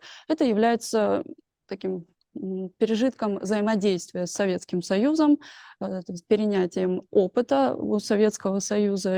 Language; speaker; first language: Russian; native; Russian